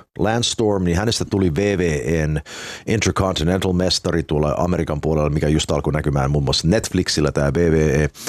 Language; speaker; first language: Finnish; early bilingual, heritage; Finnish